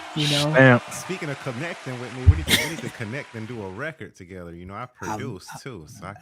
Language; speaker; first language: English; native; English